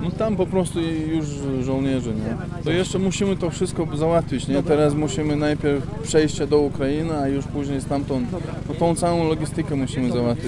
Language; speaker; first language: Polish; non-native, fluent; Chechen